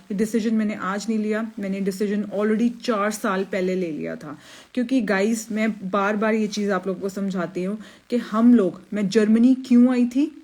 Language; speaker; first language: Hindi; native; Hindi